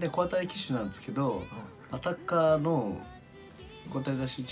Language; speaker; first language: Japanese; native; Japanese